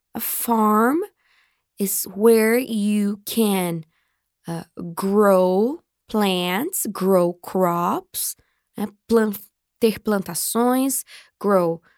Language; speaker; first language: English; non-native, fluent; Portuguese